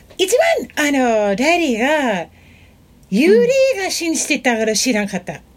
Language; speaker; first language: Japanese; non-native, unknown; English